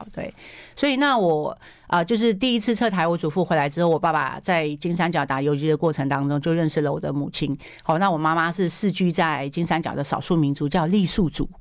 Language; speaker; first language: Chinese; early bilingual, heritage; Chinese